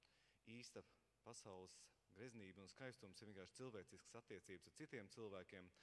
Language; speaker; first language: Latvian; native; Latvian